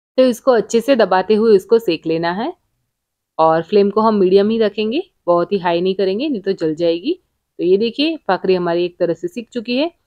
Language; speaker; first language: Hindi; non-native, local second language; Gujarati